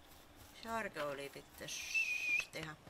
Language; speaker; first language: Finnish; native; Finnish